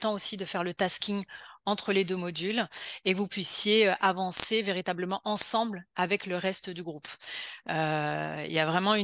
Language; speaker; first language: French; native; French